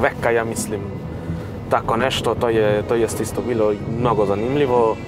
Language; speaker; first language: Croatian; non-native, fluent; Spanish